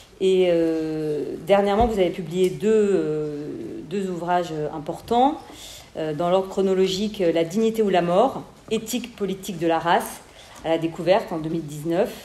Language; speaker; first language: French; native; French